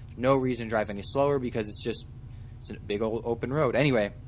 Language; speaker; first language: English; native; English